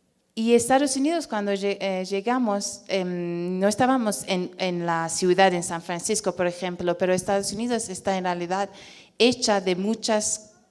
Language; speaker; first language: Spanish; non-native, fluent; Persian